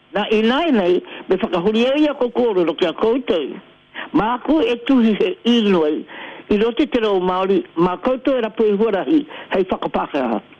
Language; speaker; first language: Māori; native; Māori